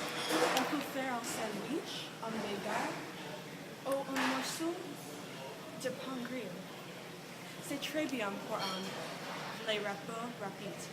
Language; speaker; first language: French; non-native, learner; English